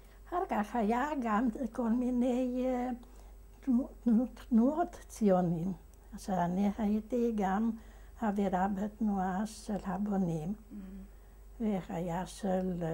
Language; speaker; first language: Hebrew; non-native, fluent; Hungarian